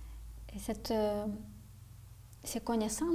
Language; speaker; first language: French; non-native, fluent; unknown